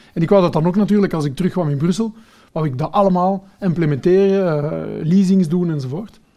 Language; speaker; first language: Dutch; early bilingual, other home language; Portuguese